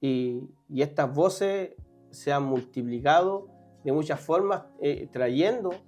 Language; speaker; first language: Spanish; native; Spanish